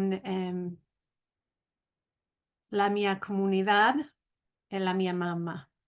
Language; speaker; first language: Italian; non-native, learner; English